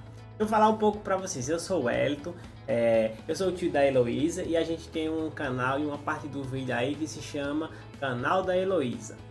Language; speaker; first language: Portuguese; native; Portuguese